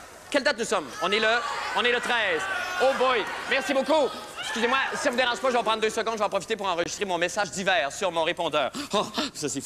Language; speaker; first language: French; native; French